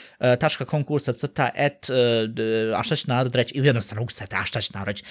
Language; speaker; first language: Bosnian; early bilingual, heritage; Bosnian